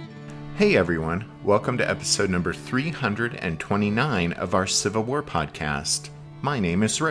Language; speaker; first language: English; native; English